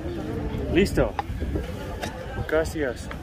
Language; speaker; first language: Spanish; non-native, learner; English